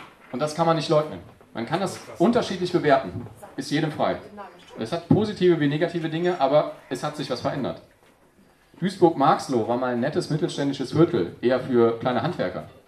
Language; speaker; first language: German; native; German